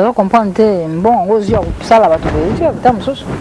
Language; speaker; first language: French; non-native, local second language; Lingala